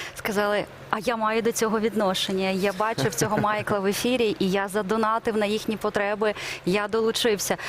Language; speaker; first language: Ukrainian; native; Ukrainian